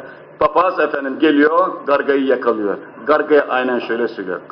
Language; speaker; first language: Turkish; native; Turkish